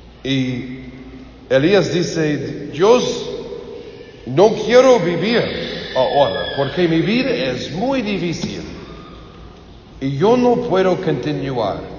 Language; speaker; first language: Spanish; non-native, learner; English